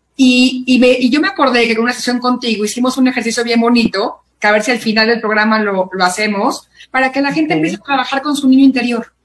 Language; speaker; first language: Spanish; native; Spanish